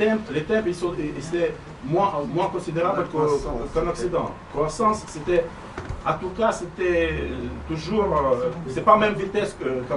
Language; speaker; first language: French; non-native, learner; Russian